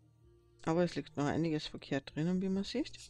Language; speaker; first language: German; native; German